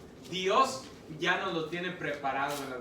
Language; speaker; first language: Spanish; native; Spanish